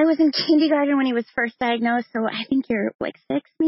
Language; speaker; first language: English; native; English